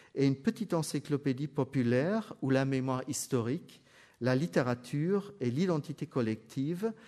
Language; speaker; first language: French; non-native, fluent; German